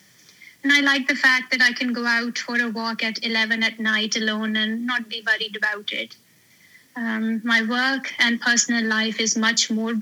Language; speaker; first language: English; non-native, local second language; Hindi